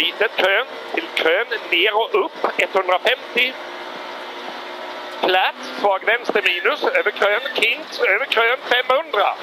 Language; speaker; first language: Swedish; native; Swedish